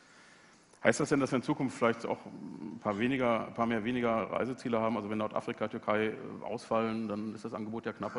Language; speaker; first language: German; native; German